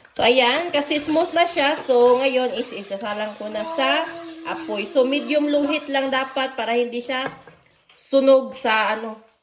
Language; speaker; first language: Filipino; non-native, local second language; Cebuano